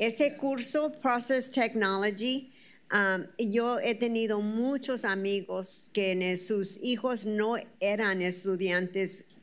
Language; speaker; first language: Spanish; early bilingual, heritage; Spanish